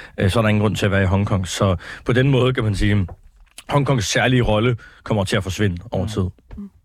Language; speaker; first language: Danish; native; Danish